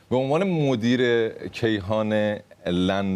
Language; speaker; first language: Persian; native; Persian